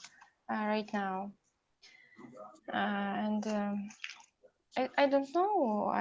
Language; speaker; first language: English; non-native, learner; Russian